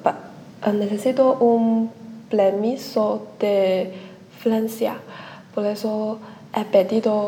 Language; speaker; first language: Spanish; non-native, learner; Chinese